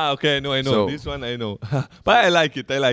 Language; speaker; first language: English; non-native, learner; Italian